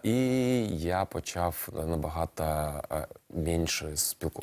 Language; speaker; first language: Ukrainian; non-native, fluent; Russian